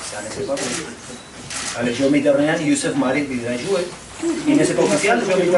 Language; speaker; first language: French; non-native, fluent; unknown